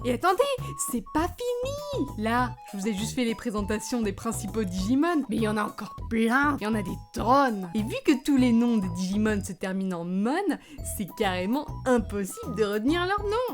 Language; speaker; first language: French; native; French